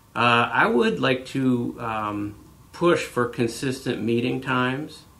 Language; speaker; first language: English; native; English